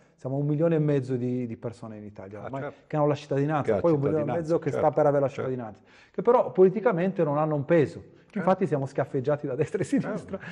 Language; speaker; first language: Italian; non-native, fluent; Arabic